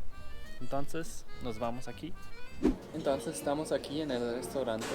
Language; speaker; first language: Spanish; non-native, learner; German